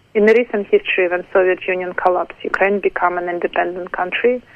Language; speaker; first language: English; non-native, fluent; Ukrainian